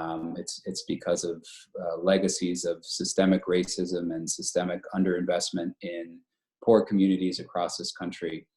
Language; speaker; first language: English; native; English